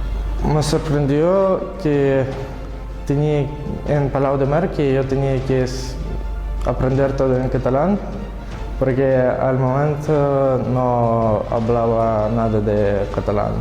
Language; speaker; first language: Spanish; non-native, fluent; Russian